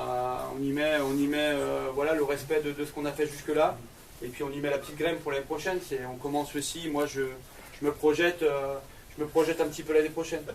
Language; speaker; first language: French; native; French